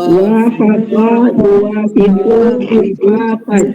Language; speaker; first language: Arabic; non-native, learner; Malay